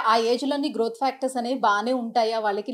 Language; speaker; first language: Telugu; native; Telugu